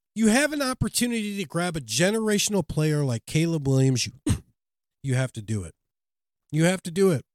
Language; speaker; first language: English; native; English